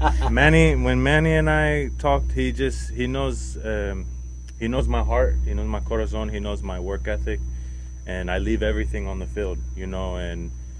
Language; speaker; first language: English; native; English